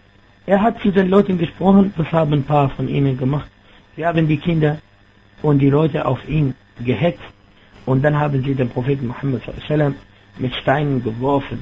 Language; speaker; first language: German; non-native, fluent; Arabic